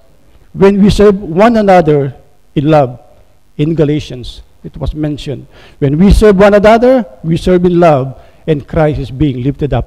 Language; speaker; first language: English; non-native, local second language; Filipino